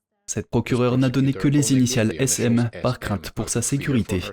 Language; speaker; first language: French; native; French